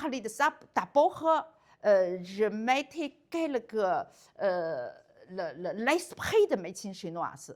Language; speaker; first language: French; non-native, learner; Chinese